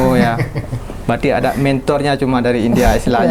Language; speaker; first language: Indonesian; native; Indonesian